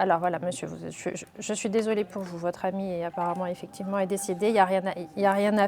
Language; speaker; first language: French; native; French